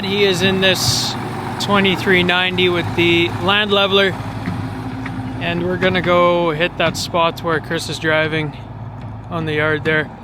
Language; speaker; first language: English; native; English